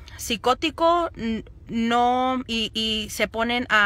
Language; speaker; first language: Spanish; early bilingual, other home language; English